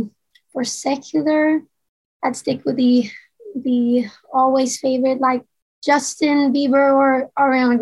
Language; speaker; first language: English; non-native, fluent; Swedish